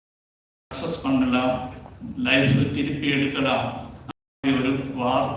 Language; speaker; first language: Tamil; non-native, learner; Malayalam